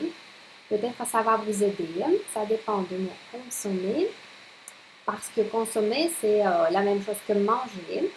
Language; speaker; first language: French; non-native, fluent; Russian